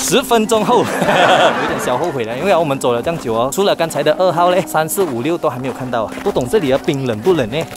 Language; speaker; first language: Chinese; native; Chinese